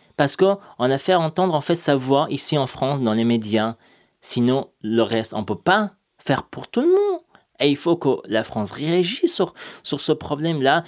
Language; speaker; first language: French; non-native, fluent; Persian